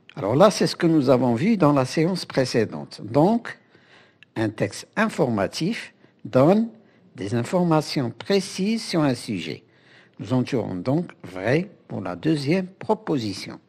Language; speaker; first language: French; non-native, local second language; Arabic